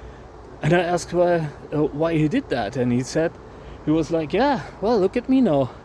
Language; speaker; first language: English; non-native, fluent; German